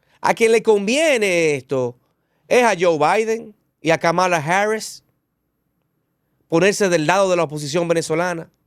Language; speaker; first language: Spanish; native; Spanish